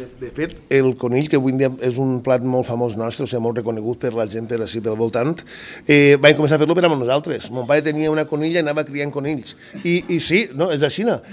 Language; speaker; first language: Catalan; native; Catalan